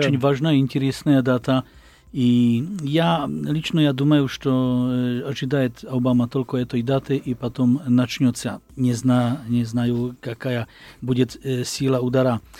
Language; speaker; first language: Russian; non-native, learner; Slovak